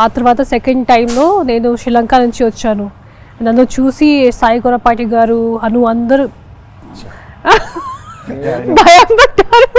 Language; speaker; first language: Telugu; non-native, fluent; Hindi